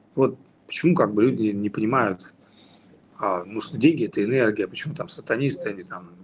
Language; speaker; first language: Russian; native; Russian